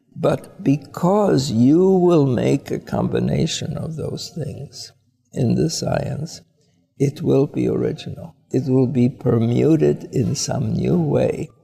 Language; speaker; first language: English; early bilingual, other home language; Polish